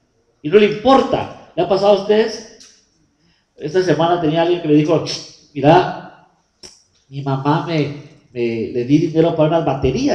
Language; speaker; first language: Spanish; native; Spanish